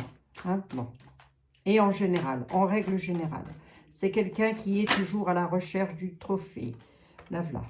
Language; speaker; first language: French; native; French